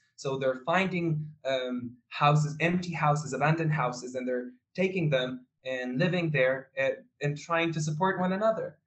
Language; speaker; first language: English; non-native, fluent; Spanish